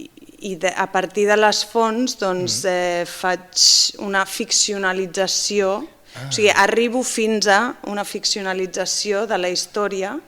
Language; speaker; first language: Catalan; non-native, fluent; Basque